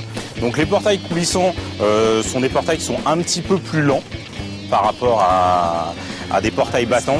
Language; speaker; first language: French; native; French